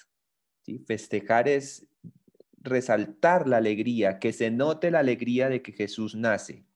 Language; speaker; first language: Spanish; native; Spanish